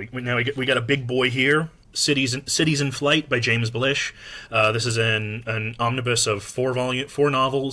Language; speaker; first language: English; native; English